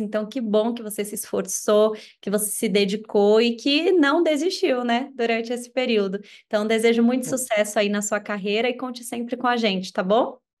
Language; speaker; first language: Portuguese; native; Portuguese